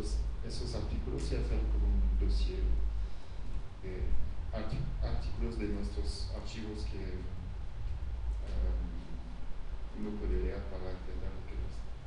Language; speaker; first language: Spanish; non-native, fluent; French